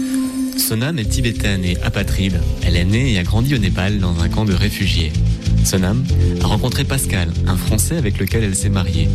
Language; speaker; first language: French; native; French